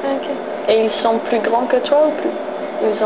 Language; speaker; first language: French; native; French